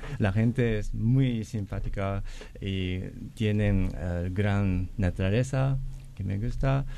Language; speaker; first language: Spanish; non-native, learner; Japanese